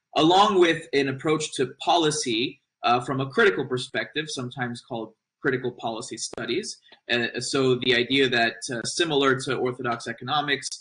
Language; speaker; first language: English; native; English